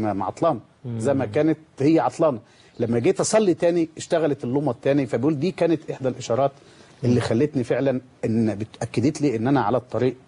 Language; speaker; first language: Arabic; native; Arabic